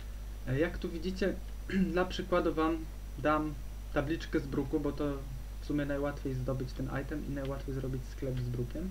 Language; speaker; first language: Polish; native; Polish